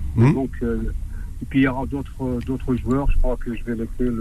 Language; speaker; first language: French; native; French